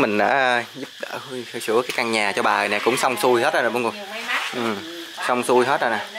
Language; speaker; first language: Vietnamese; native; Vietnamese